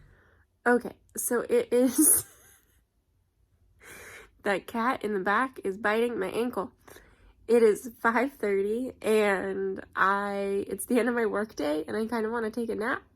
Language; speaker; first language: English; native; English